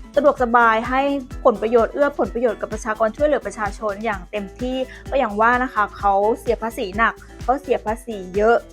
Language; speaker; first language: Thai; native; Thai